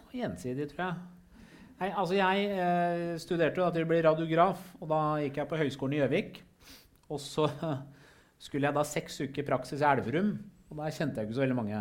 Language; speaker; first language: Norwegian; early bilingual, other home language; Persian